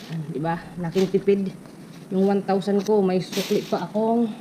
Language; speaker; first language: Filipino; non-native, local second language; Waray